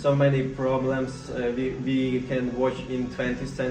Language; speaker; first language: English; non-native, learner; Ukrainian